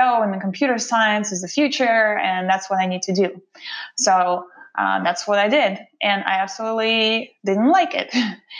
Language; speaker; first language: English; non-native, fluent; Russian